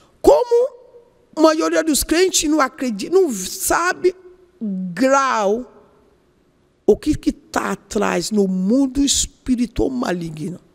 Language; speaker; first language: Portuguese; non-native, learner; Yoruba